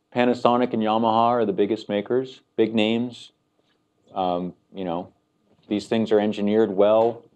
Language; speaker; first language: English; native; English